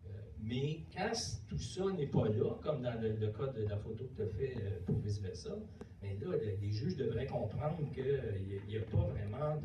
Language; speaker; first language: French; native; French